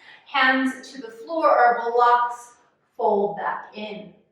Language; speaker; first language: English; native; English